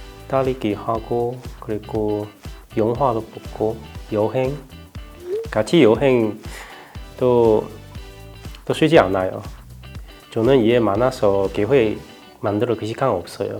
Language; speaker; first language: Korean; non-native, learner; Chinese